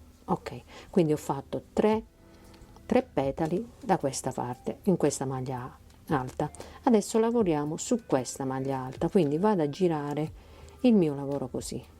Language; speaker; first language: Italian; native; Italian